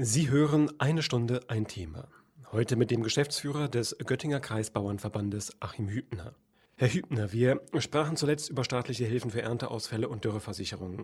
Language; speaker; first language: German; native; German